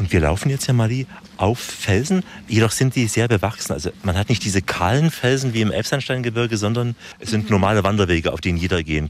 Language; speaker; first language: German; native; German